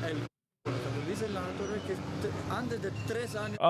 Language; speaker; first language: Spanish; native; Spanish